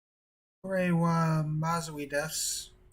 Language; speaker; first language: Japanese; non-native, learner; English